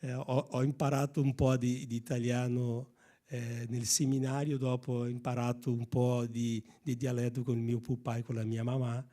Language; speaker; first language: Italian; non-native, fluent; Portuguese